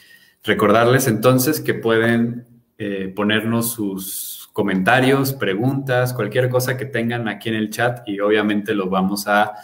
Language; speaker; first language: Spanish; native; Spanish